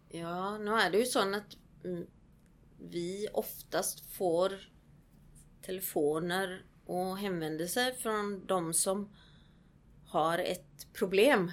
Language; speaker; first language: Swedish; native; Swedish